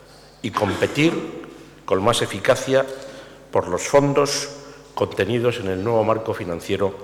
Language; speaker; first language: Spanish; native; Spanish